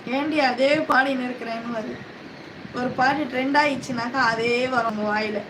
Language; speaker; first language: Tamil; non-native, local second language; Urdu